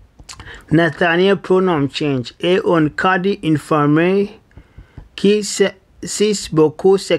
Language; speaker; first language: French; non-native, learner; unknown